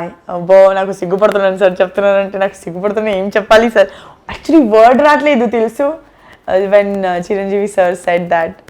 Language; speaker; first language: Telugu; non-native, learner; Gujarati